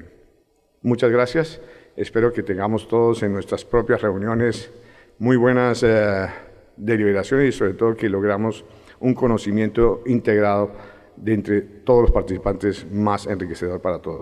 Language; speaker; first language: Spanish; native; Spanish